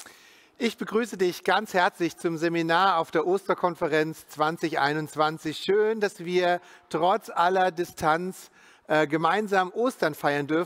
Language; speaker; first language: German; native; German